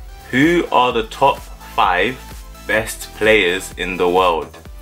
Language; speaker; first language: English; native; English